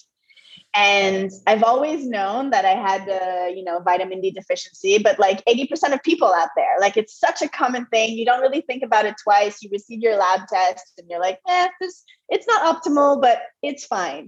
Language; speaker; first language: English; non-native, fluent; French